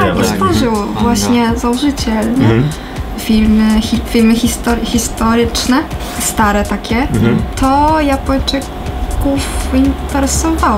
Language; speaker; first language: Polish; non-native, fluent; Japanese